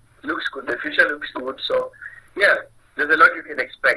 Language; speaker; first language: English; non-native, local second language; Zulu